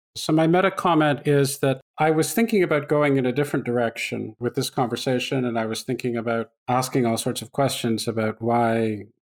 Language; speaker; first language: English; native; English